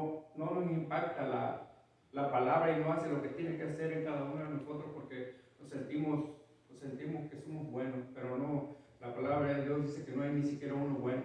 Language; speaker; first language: Spanish; native; Spanish